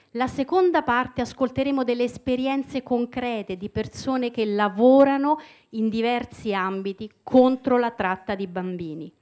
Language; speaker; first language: Italian; native; Italian